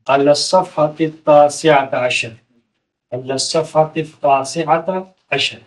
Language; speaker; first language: Arabic; non-native, fluent; Urdu